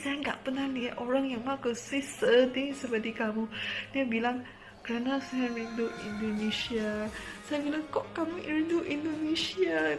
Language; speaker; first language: Indonesian; non-native, fluent; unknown